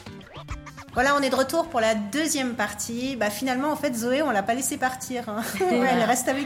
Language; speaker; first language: French; native; French